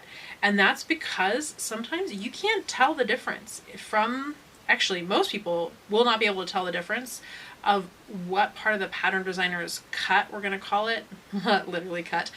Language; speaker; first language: English; native; English